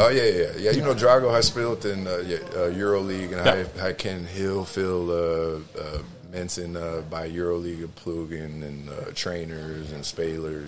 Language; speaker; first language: Dutch; non-native, learner; English